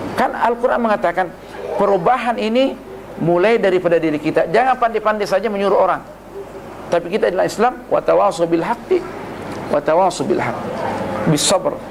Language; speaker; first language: Malay; non-native, local second language; Buginese